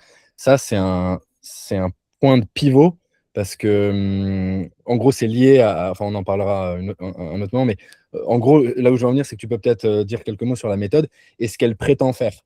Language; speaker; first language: French; native; French